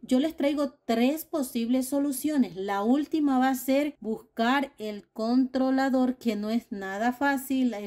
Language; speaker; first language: Spanish; native; Spanish